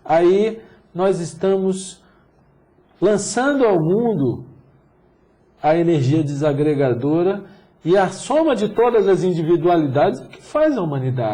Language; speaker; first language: Portuguese; native; Portuguese